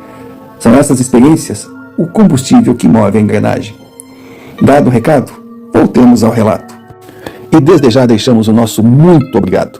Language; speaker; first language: Portuguese; native; Portuguese